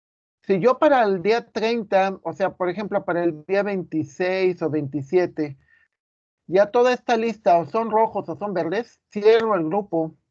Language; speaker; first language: Spanish; native; Spanish